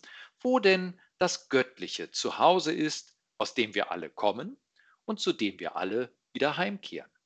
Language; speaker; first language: German; native; German